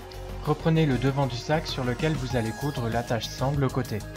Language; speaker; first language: French; native; French